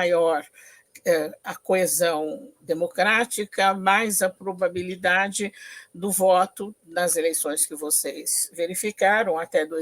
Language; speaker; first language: Portuguese; native; Portuguese